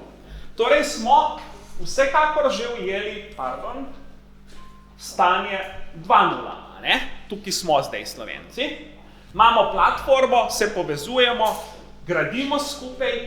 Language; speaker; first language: Slovenian; native; Slovenian